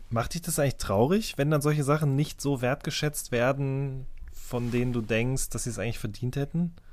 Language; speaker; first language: German; native; German